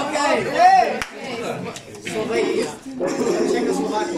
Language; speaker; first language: English; non-native, learner; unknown